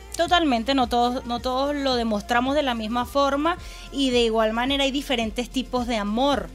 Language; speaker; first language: Spanish; native; Spanish